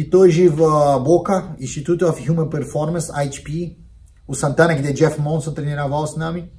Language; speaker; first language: Russian; non-native, learner; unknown